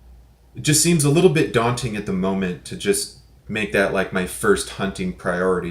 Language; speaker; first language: English; native; English